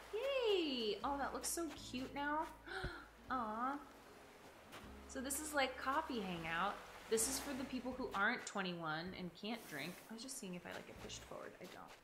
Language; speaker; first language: English; native; English